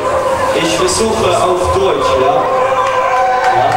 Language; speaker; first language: German; non-native, learner; Swedish